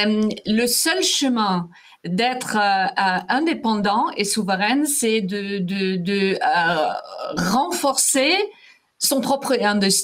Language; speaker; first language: French; non-native, fluent; German